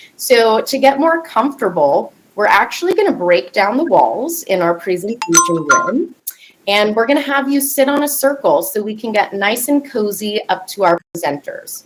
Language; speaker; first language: English; native; English